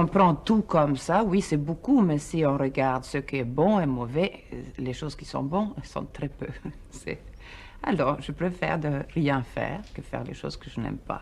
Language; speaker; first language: French; non-native, fluent; Swedish